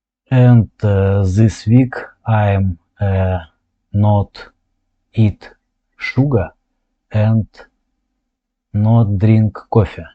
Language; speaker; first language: English; non-native, learner; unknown